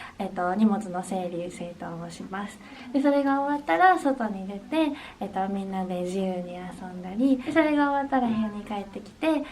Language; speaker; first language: Japanese; native; Japanese